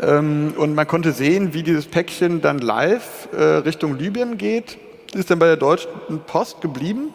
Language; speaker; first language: German; native; German